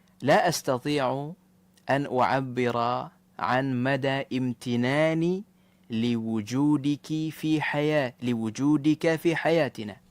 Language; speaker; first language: Arabic; non-native, fluent; Malay